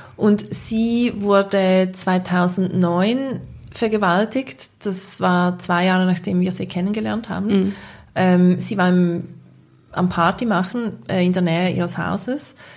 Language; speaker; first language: German; native; German